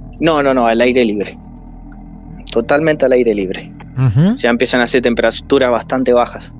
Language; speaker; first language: Spanish; native; Spanish